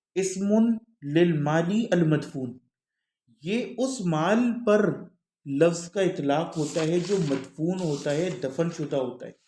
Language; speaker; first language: Urdu; early bilingual, heritage; Urdu